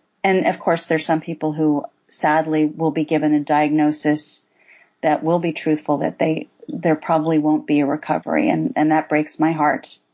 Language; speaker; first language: English; native; English